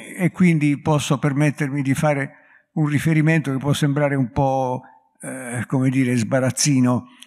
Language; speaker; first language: Italian; native; Italian